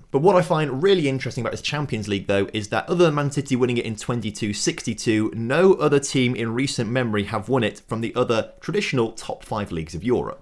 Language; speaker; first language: English; native; English